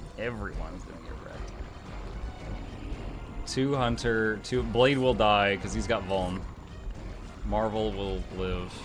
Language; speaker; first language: English; native; English